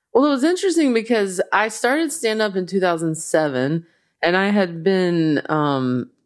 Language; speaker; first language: English; native; English